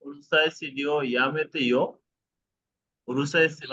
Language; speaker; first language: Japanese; non-native, fluent; Bangla